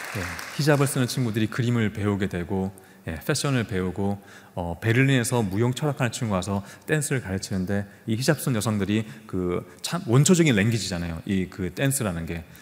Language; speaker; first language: Korean; native; Korean